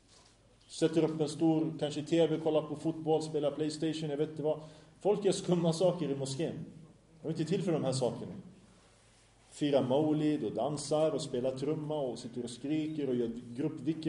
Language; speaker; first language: Swedish; early bilingual, other home language; Arabic